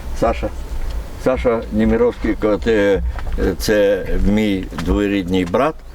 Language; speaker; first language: Ukrainian; native; Ukrainian